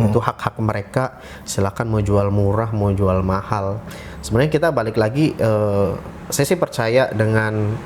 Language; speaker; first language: Indonesian; native; Indonesian